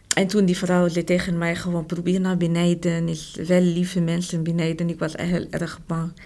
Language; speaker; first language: Dutch; non-native, learner; Arabic